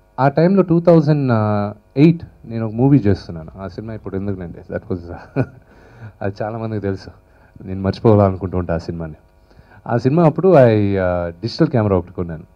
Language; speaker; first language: Telugu; native; Telugu